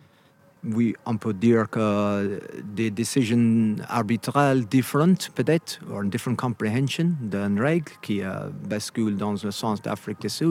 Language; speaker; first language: French; non-native, fluent; English